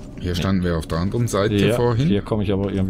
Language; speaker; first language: German; native; German